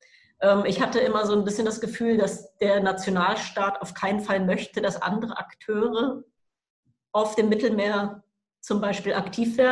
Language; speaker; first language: German; native; German